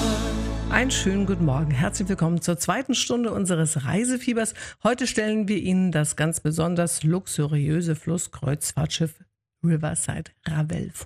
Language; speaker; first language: German; native; German